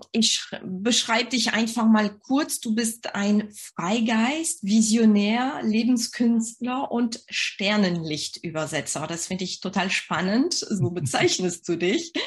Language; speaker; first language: German; non-native, fluent; French